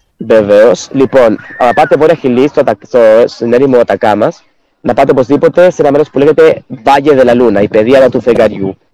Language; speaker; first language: Greek; non-native, fluent; Spanish